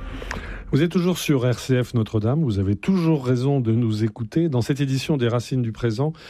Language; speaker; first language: French; native; French